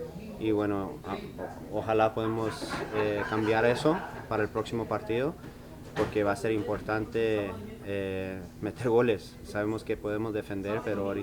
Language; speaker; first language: Spanish; early bilingual, heritage; English